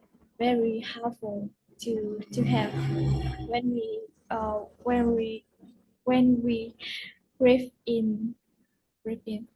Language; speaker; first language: English; non-native, learner; Vietnamese